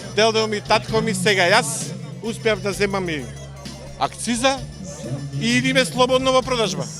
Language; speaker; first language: Macedonian; native; Macedonian